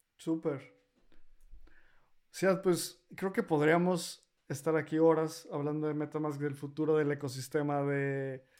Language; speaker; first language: Spanish; native; Spanish